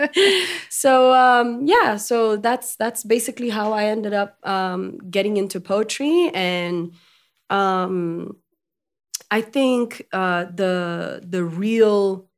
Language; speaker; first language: English; non-native, fluent; French